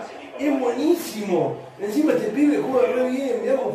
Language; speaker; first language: Spanish; native; Spanish